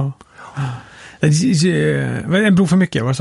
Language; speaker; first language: Swedish; native; Swedish